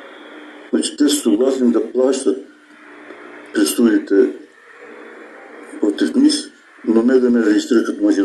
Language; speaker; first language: Bulgarian; non-native, local second language; Macedonian